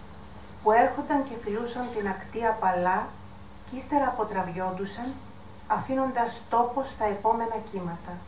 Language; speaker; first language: Greek; native; Greek